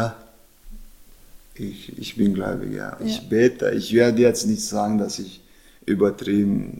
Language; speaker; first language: German; non-native, fluent; Chechen